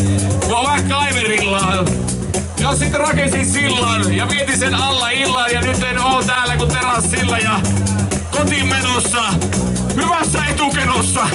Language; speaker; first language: Finnish; native; Finnish